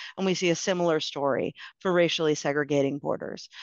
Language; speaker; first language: English; native; English